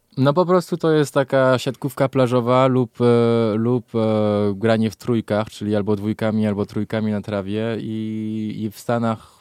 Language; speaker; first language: Polish; early bilingual, heritage; Polish